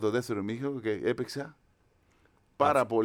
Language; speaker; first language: Greek; non-native, learner; Spanish